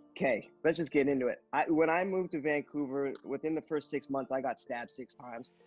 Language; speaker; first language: English; native; English